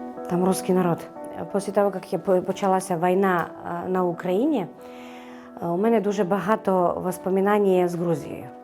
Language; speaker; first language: Ukrainian; non-native, fluent; Georgian